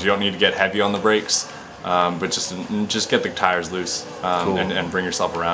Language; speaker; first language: English; native; English